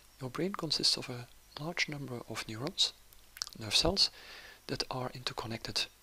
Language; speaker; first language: English; non-native, fluent; Dutch